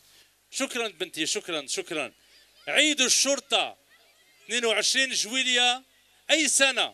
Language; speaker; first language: Arabic; native; Arabic